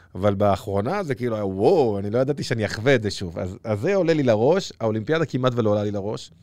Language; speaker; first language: Hebrew; native; Hebrew